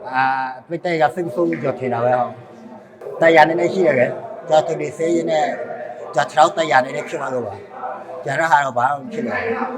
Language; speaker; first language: Burmese; native; Burmese